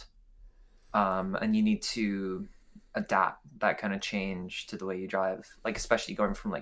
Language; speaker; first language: English; native; English